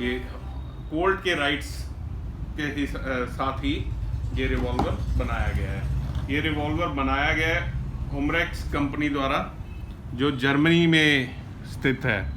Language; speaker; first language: Hindi; non-native, local second language; Punjabi